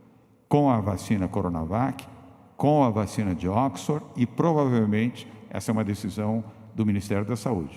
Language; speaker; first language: Portuguese; native; Portuguese